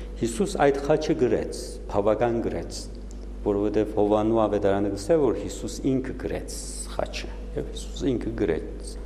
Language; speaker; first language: Armenian; native; Armenian